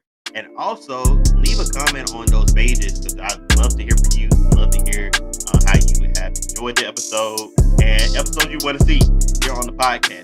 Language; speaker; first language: English; native; English